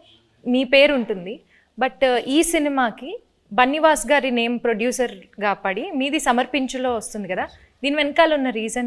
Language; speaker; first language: Telugu; native; Telugu